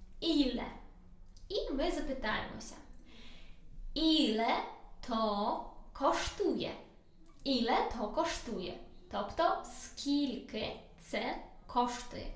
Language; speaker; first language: Polish; non-native, learner; Ukrainian